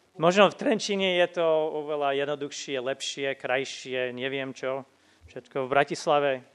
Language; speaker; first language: Slovak; non-native, fluent; English